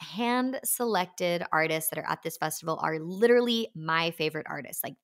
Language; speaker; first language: English; native; English